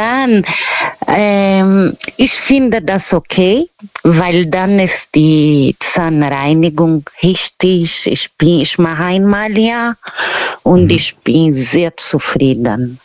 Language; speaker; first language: German; non-native, fluent; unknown